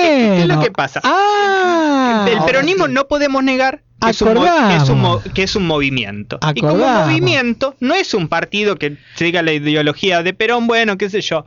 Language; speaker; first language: Spanish; native; Spanish